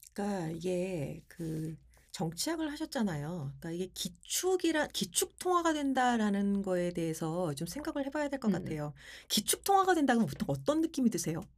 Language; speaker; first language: Korean; native; Korean